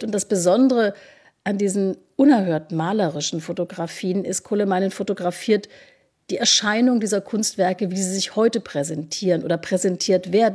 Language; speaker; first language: German; native; German